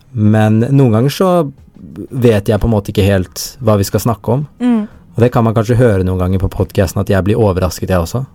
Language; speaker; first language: English; early bilingual, heritage; Tamil